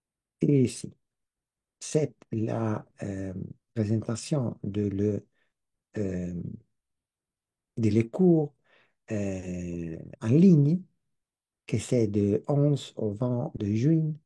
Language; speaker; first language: French; non-native, learner; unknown